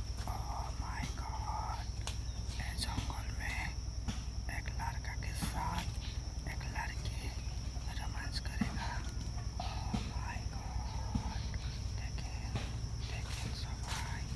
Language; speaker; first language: Hindi; non-native, learner; Bangla